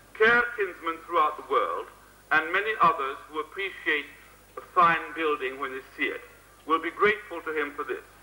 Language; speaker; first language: English; native; English